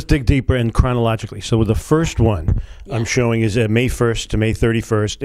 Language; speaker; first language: English; native; English